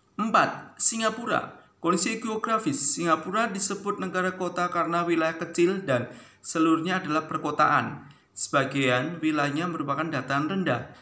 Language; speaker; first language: Indonesian; native; Indonesian